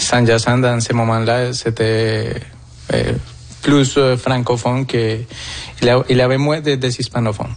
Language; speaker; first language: French; non-native, fluent; Spanish